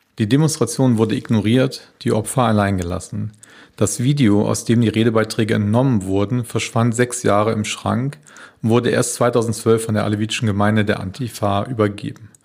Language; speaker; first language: German; native; German